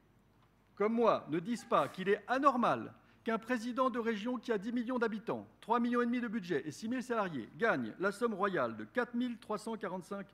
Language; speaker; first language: French; native; French